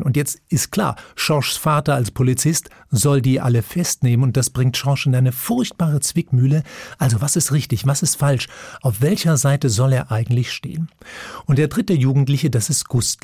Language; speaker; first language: German; native; German